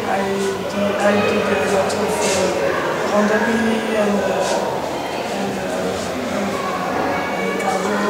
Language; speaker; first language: English; non-native, learner; French